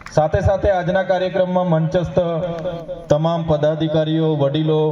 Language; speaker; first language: Gujarati; non-native, local second language; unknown